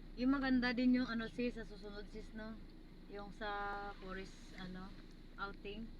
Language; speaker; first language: Filipino; non-native, local second language; Bikol